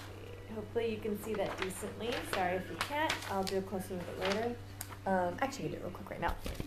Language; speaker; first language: English; native; English